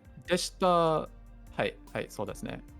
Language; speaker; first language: Japanese; non-native, learner; English